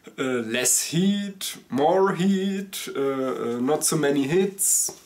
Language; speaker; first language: English; non-native, fluent; German